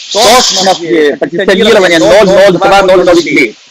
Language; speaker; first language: Russian; non-native, fluent; Chinese